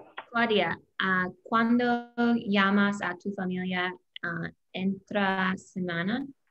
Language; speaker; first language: Spanish; non-native, learner; English